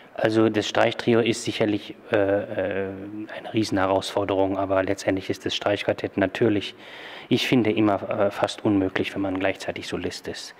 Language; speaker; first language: German; native; German